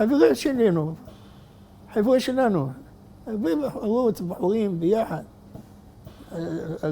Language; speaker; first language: Hebrew; non-native, fluent; Arabic